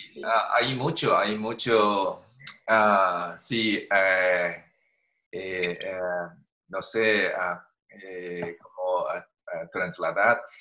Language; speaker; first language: Spanish; non-native, learner; Chinese